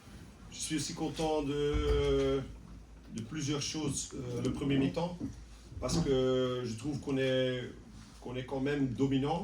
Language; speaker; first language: French; non-native, local second language; Dutch